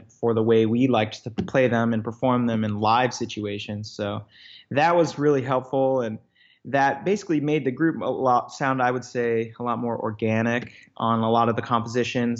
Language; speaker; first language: English; native; English